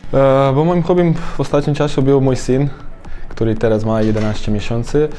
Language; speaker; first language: Polish; non-native, fluent; Croatian